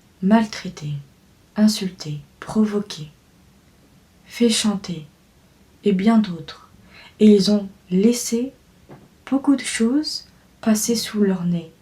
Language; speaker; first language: French; native; French